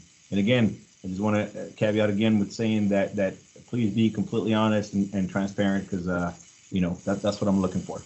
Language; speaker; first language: English; native; English